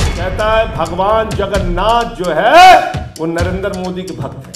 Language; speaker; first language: Hindi; native; Hindi